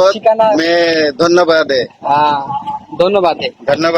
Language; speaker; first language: Hindi; non-native, learner; Bangla